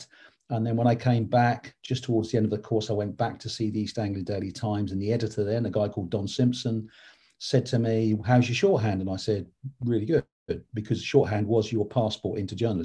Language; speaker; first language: English; native; English